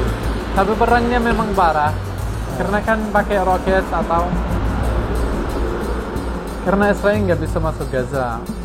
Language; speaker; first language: Indonesian; non-native, fluent; Arabic